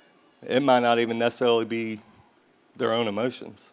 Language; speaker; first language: English; native; English